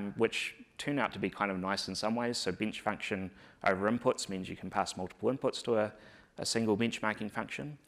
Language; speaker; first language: English; native; English